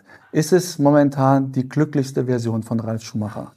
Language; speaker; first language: German; native; German